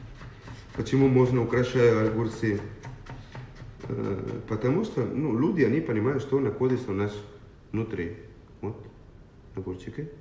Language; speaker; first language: Russian; non-native, learner; Italian